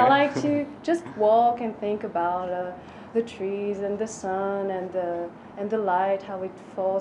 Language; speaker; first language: English; non-native, fluent; French